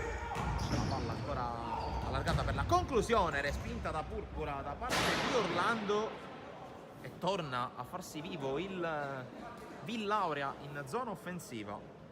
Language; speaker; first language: Italian; native; Italian